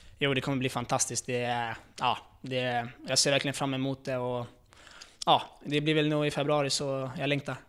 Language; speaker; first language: Swedish; native; Swedish